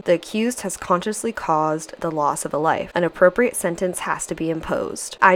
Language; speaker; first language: English; native; English